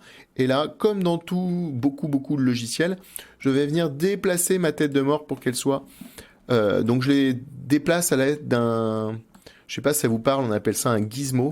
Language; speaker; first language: French; native; French